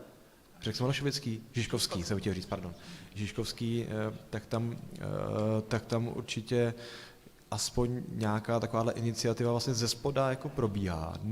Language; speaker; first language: Czech; native; Czech